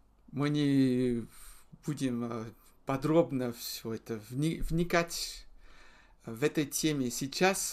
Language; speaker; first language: Russian; non-native, fluent; French